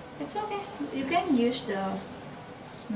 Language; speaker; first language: English; non-native, learner; Indonesian